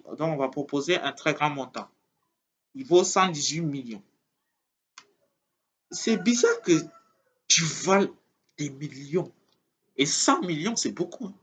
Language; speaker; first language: French; native; French